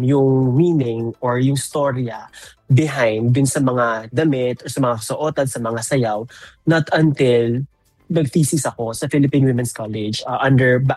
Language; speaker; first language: Filipino; native; Filipino